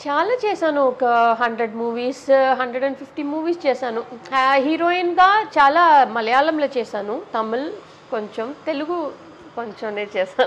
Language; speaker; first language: Telugu; non-native, local second language; Tamil